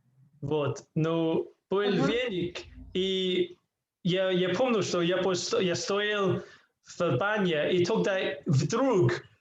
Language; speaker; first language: Russian; non-native, learner; English